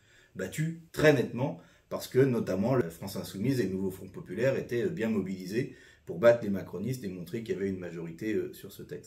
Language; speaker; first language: French; native; French